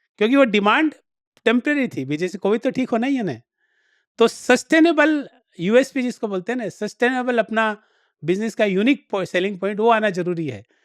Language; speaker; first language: Hindi; native; Hindi